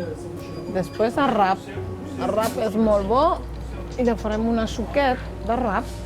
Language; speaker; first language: Catalan; non-native, fluent; Fula